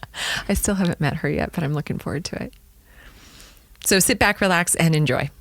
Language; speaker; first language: English; native; English